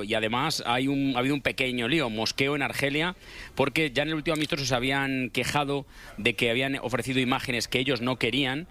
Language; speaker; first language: Spanish; native; Spanish